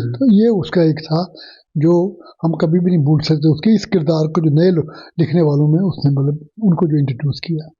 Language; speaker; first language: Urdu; non-native, local second language; Punjabi